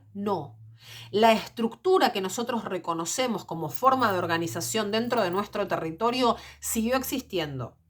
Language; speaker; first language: Spanish; native; Spanish